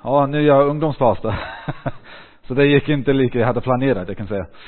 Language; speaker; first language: Swedish; non-native, learner; English